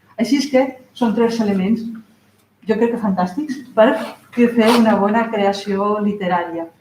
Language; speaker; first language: Catalan; non-native, local second language; Spanish